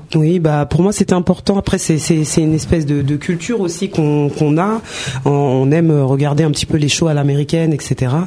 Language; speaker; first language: French; early bilingual, other home language; Wolof